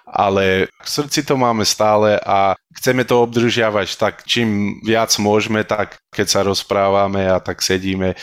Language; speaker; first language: Slovak; early bilingual, heritage; Slovak